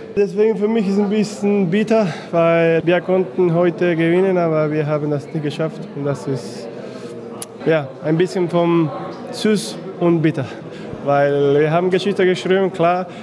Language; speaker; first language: German; non-native, fluent; Spanish